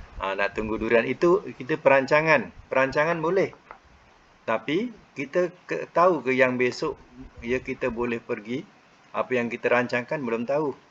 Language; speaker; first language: Malay; native; Malay